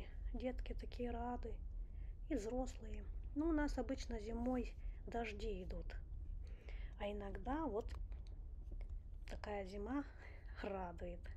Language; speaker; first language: Russian; non-native, local second language; Romanian